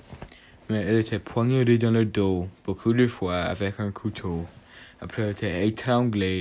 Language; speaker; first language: French; non-native, learner; English